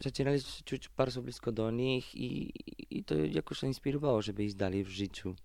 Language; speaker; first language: Polish; non-native, fluent; Spanish